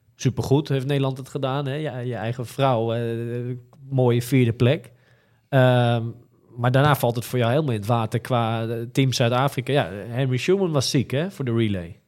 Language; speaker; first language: Dutch; native; Dutch